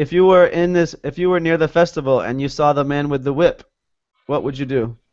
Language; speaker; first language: English; native; English